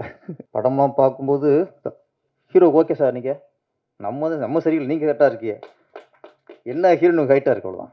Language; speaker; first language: Tamil; native; Tamil